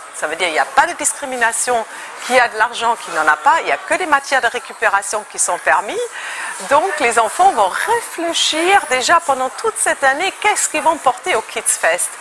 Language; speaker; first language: French; non-native, fluent; German